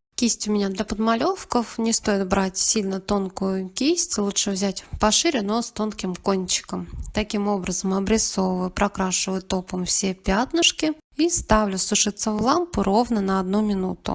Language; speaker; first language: Russian; native; Russian